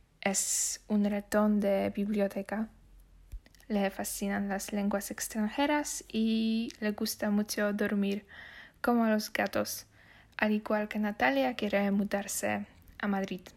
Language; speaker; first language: Spanish; non-native, learner; Polish